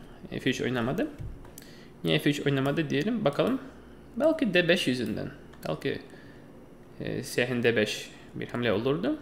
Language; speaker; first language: Turkish; non-native, fluent; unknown